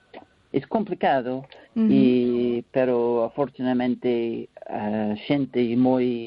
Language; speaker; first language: Spanish; non-native, learner; English